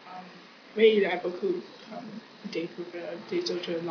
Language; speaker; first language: French; non-native, learner; English